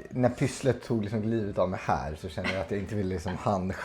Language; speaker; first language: Swedish; native; Swedish